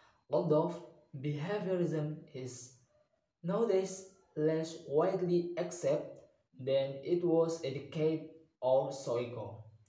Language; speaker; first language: English; non-native, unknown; Indonesian